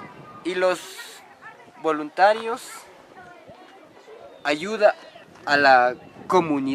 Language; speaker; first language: Spanish; non-native, local second language; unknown